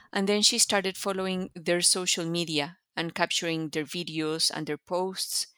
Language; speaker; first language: English; non-native, fluent; Spanish